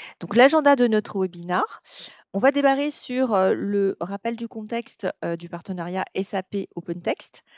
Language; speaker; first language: French; native; French